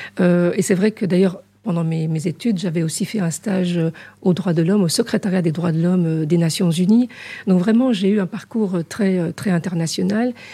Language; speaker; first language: French; early bilingual, other home language; Arabic